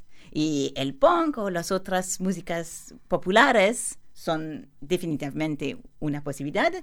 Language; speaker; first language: Spanish; non-native, learner; French